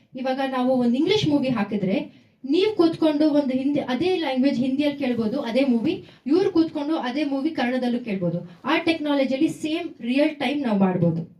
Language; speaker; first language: Kannada; non-native, local second language; Tamil